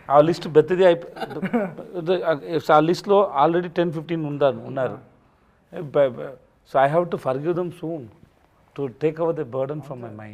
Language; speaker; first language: Telugu; non-native, local second language; Tamil